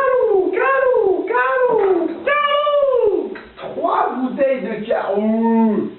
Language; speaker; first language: French; native; French